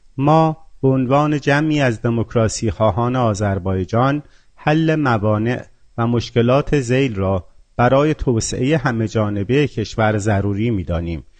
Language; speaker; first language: Persian; non-native, local second language; Azerbaijani